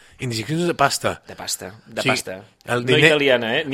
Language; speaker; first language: Catalan; native; Catalan